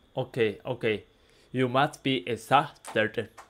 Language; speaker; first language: English; non-native, learner; Spanish